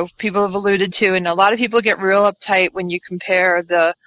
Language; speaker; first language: English; native; English